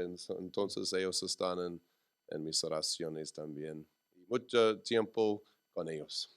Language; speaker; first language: Spanish; non-native, learner; English